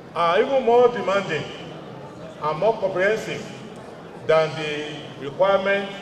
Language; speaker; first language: English; non-native, local second language; Yoruba